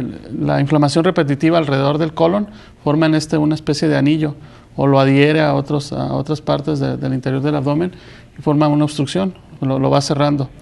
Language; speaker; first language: Spanish; native; Spanish